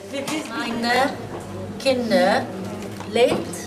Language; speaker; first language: German; non-native, learner; English